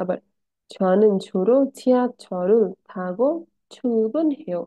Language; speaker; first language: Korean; non-native, fluent; Bangla